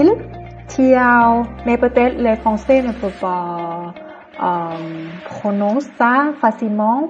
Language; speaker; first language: French; non-native, fluent; Thai